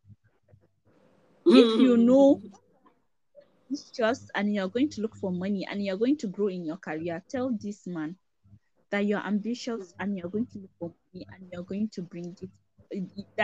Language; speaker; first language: English; non-native, local second language; Hausa